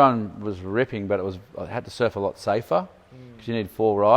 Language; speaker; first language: English; native; English